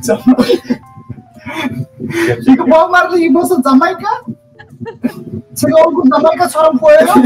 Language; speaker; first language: Korean; non-native, learner; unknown